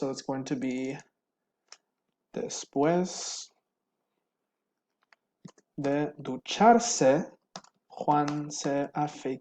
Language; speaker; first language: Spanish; non-native, fluent; English